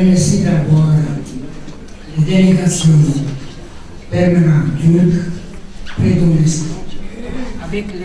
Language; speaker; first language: French; non-native, fluent; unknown